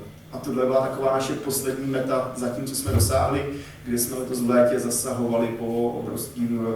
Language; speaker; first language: Czech; native; Czech